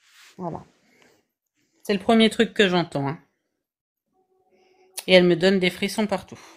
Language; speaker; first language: French; native; French